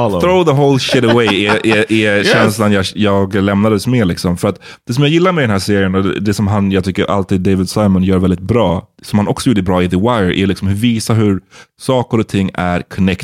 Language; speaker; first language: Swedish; native; Swedish